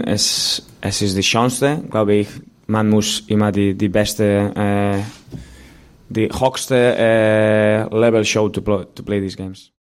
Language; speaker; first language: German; non-native, learner; Spanish